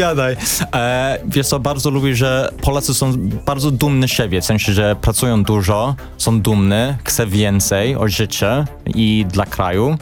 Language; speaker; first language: Polish; non-native, learner; English